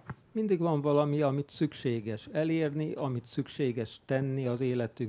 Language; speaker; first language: Hungarian; native; Hungarian